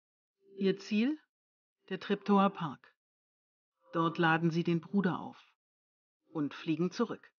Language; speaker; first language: German; native; German